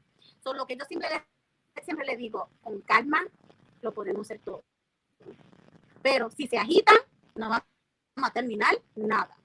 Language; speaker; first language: Spanish; early bilingual, heritage; Spanish